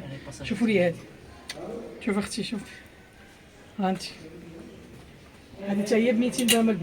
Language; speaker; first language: Arabic; native; Arabic